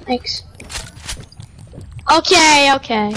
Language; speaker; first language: English; native; English